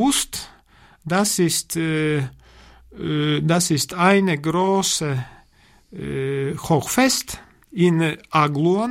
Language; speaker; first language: German; non-native, learner; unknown